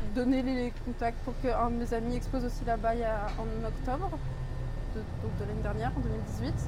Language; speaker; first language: French; native; French